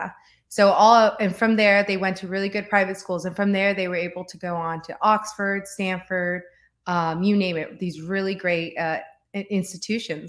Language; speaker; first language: English; native; English